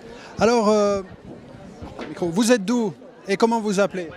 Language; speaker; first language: French; native; French